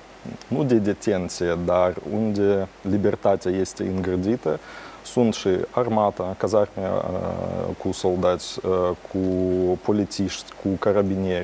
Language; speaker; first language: Romanian; non-native, local second language; Russian